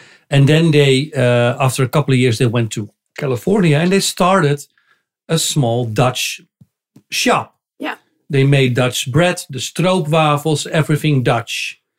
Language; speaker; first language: English; non-native, fluent; Dutch